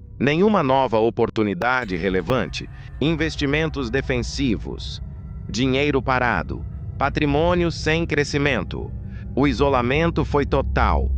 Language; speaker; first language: Portuguese; native; Portuguese